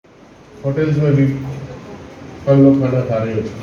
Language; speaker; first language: Hindi; native; Hindi